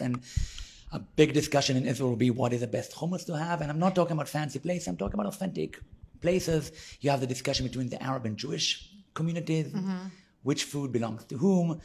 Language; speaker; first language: English; non-native, fluent; Hebrew